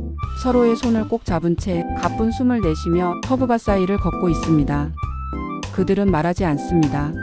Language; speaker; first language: Korean; native; Korean